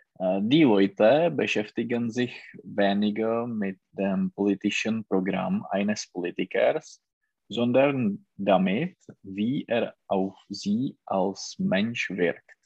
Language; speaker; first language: German; non-native, learner; Czech